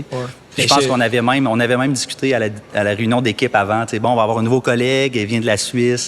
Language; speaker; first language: French; native; French